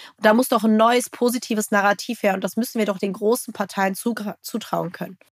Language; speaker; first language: German; native; German